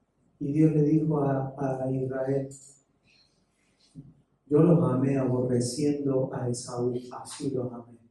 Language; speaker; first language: Spanish; native; Spanish